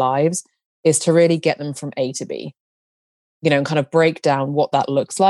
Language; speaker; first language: English; native; English